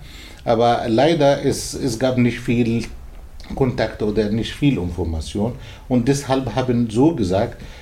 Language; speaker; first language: German; non-native, learner; Arabic